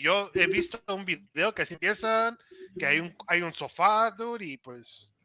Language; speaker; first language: Spanish; early bilingual, heritage; Spanish